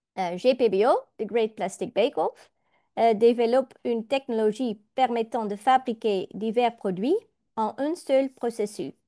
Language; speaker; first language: French; non-native, learner; Dutch